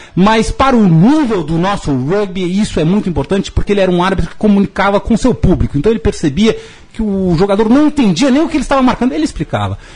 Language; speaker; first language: Portuguese; native; Portuguese